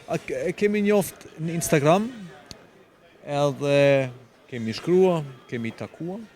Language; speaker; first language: Albanian; non-native, fluent; German